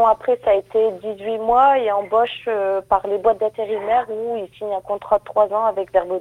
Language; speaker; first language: French; native; French